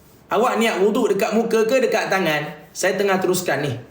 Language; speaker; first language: Malay; native; Malay